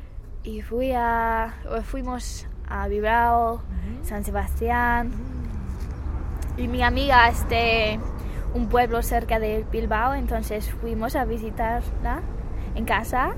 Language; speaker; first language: Spanish; non-native, fluent; English